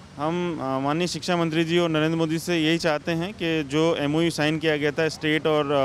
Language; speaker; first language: Hindi; native; Hindi